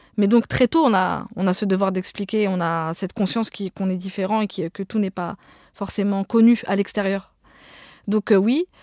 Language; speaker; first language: French; early bilingual, other home language; Arabic